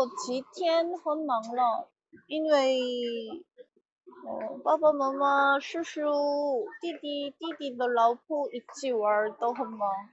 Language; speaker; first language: Chinese; non-native, learner; Korean